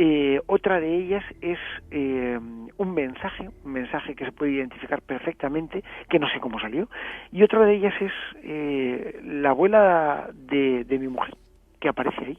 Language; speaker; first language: Spanish; native; Spanish